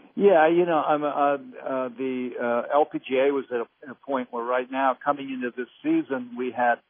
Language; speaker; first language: English; native; English